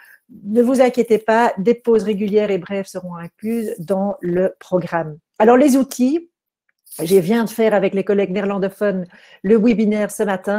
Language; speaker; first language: French; native; French